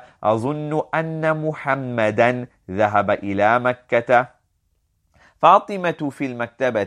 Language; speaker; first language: Arabic; non-native, fluent; English